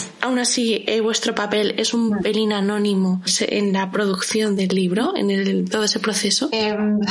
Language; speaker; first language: Spanish; native; Spanish